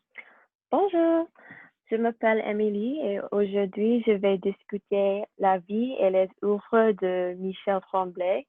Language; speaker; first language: French; non-native, learner; English